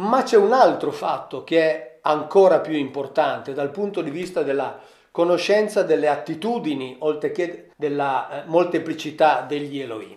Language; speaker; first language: Italian; native; Italian